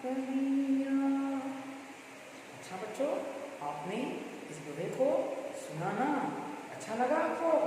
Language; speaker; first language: Hindi; non-native, local second language; Kannada